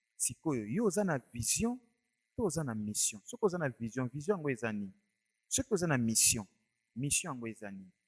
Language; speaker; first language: Lingala; native; Lingala